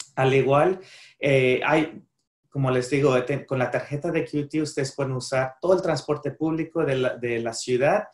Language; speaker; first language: Spanish; native; Spanish